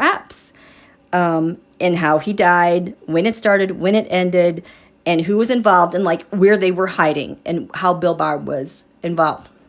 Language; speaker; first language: English; native; English